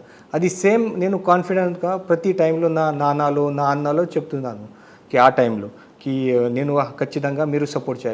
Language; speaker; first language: Telugu; non-native, learner; Marathi